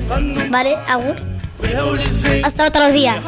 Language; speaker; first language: Spanish; non-native, learner; Arabic